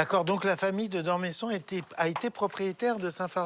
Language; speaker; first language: French; native; French